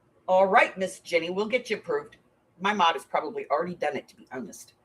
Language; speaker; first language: English; native; English